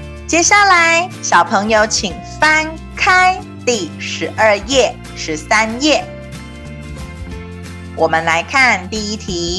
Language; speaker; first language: Chinese; native; Chinese